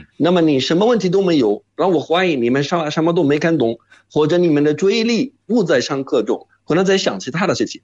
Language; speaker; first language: Chinese; non-native, fluent; Arabic